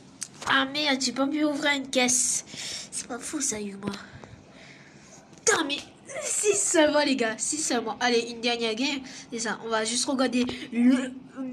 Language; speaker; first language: French; native; French